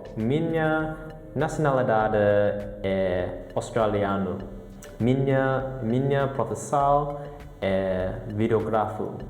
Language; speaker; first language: Portuguese; non-native, learner; English